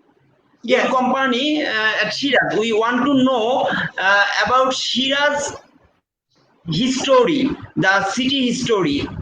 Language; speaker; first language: English; non-native, local second language; Bangla